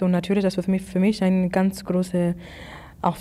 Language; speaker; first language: German; non-native, fluent; English